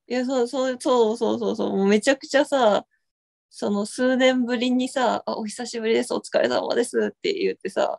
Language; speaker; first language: Japanese; native; Japanese